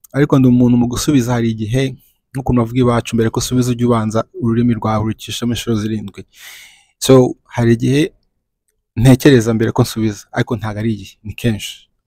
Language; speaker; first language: Kinyarwanda; early bilingual, other home language; French